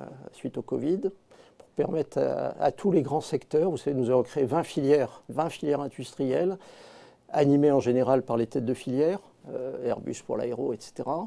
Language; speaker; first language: French; native; French